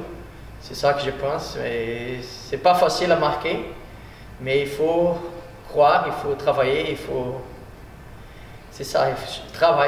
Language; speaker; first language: French; non-native, fluent; Portuguese